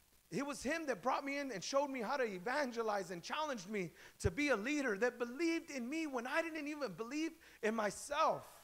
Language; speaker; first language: English; native; English